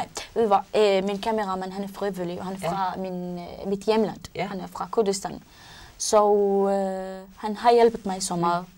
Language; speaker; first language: Danish; non-native, learner; Arabic